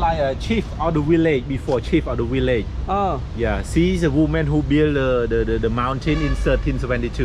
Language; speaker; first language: English; non-native, learner; Khmer